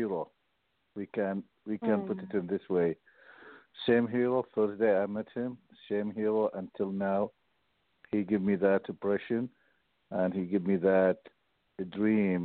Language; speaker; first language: English; non-native, learner; Arabic